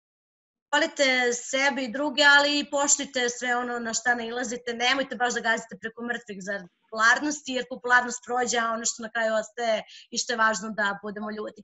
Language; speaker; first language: Serbian; native; Serbian